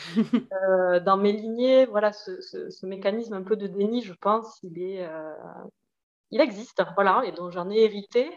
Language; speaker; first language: French; native; French